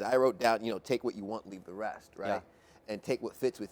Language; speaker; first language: English; native; English